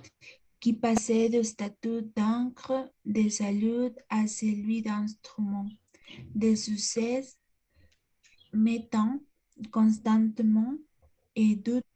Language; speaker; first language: French; non-native, learner; Spanish